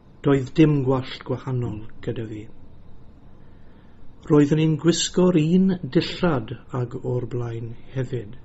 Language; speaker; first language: Welsh; non-native, learner; English